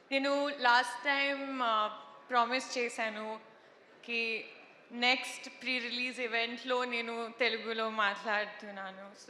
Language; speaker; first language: Telugu; non-native, learner; Hindi